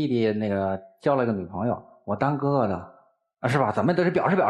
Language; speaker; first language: Chinese; native; Chinese